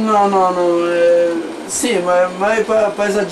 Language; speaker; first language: Italian; non-native, learner; Portuguese